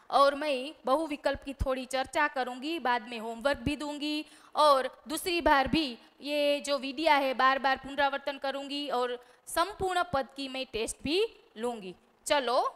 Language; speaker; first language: Hindi; non-native, local second language; Gujarati